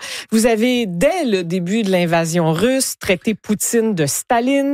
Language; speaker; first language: French; native; French